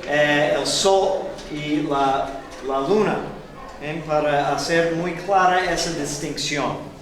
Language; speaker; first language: Spanish; non-native, fluent; English